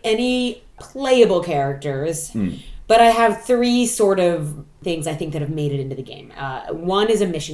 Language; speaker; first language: English; native; English